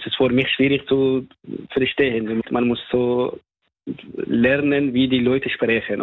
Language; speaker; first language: German; non-native, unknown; Persian